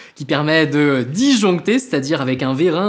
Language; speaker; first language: French; native; French